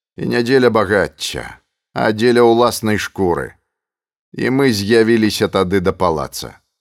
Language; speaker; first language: Belarusian; native; Belarusian